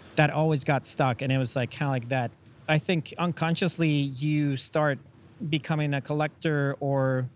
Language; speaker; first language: English; non-native, fluent; Spanish